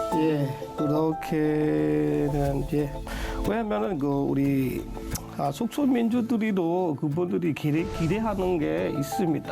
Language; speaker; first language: Korean; non-native, learner; S'gaw Karen